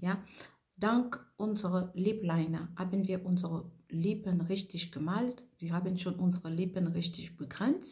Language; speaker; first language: German; non-native, fluent; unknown